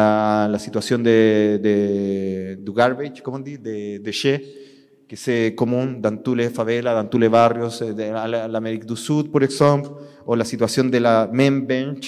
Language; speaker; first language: French; non-native, learner; Spanish